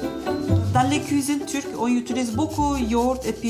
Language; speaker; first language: French; non-native, learner; Turkish